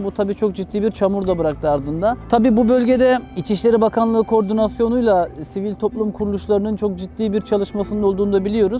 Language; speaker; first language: Turkish; native; Turkish